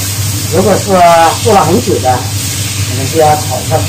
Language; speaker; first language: Chinese; native; Chinese